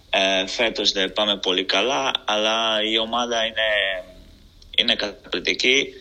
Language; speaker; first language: Greek; non-native, fluent; Portuguese